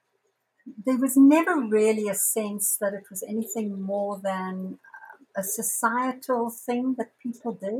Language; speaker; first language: English; native; English